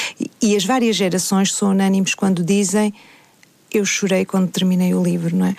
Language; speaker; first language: Portuguese; native; Portuguese